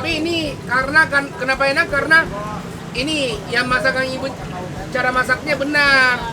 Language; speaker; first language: Indonesian; non-native, fluent; Japanese